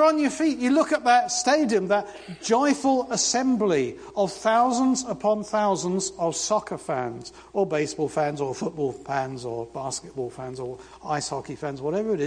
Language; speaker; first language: English; native; English